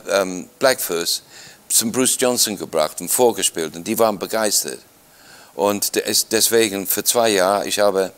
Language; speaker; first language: German; non-native, fluent; English